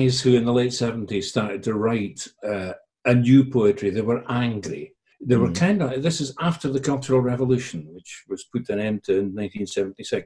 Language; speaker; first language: English; early bilingual, other home language; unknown